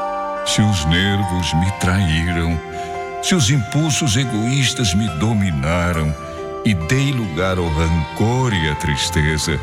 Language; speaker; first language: Portuguese; native; Portuguese